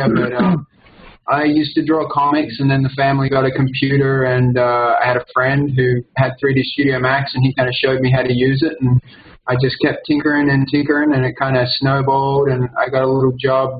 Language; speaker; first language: English; native; English